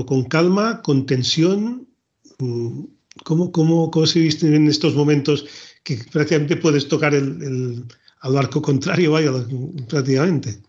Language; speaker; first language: Spanish; native; Spanish